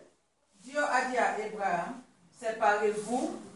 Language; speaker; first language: French; non-native, learner; Swahili